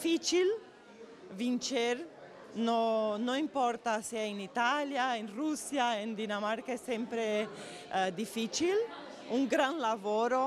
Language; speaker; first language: Italian; non-native, fluent; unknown